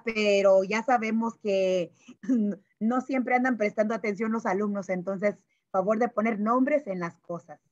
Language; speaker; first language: Spanish; early bilingual, heritage; Spanish